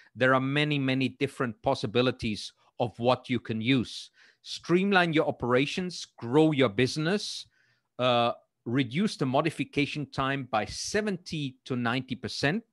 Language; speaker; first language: English; non-native, fluent; German